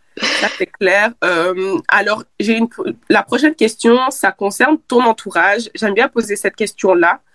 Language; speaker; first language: French; early bilingual, other home language; Lingala